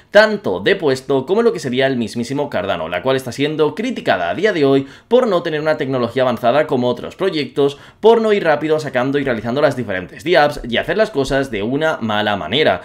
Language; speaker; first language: Spanish; native; Spanish